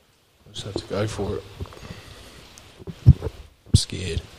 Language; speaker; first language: English; native; English